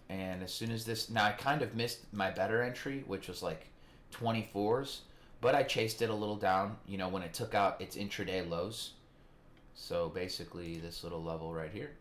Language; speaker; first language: English; native; English